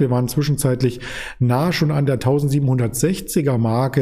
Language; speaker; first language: German; native; German